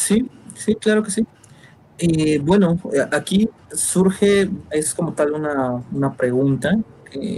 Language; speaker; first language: Spanish; native; Spanish